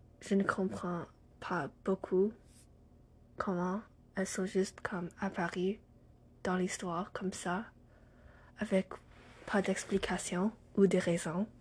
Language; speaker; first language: French; non-native, learner; English